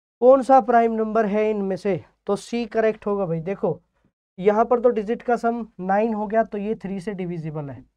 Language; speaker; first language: Hindi; native; Hindi